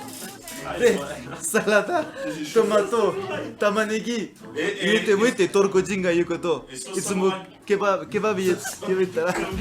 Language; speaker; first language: Japanese; non-native, learner; French